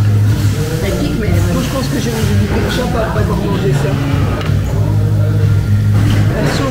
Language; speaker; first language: French; native; French